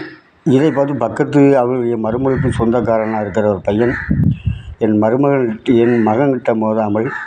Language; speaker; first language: Tamil; native; Tamil